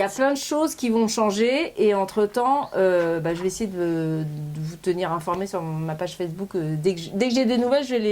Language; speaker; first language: French; native; French